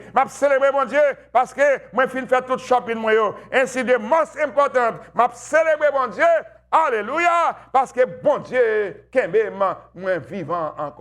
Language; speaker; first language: French; non-native, local second language; Haitian Creole